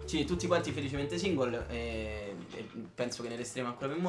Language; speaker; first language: Italian; native; Italian